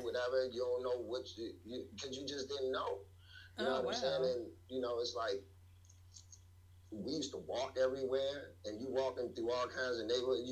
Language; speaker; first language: English; native; English